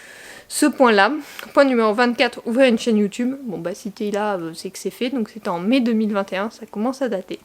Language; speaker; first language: French; native; French